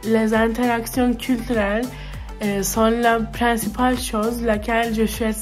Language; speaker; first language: French; non-native, learner; Turkish